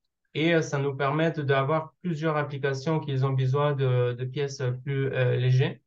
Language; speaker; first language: French; non-native, learner; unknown